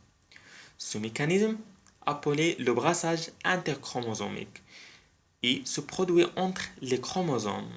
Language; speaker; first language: French; non-native, local second language; Arabic